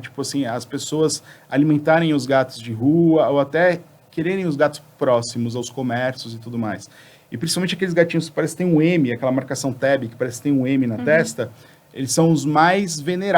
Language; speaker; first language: Portuguese; native; Portuguese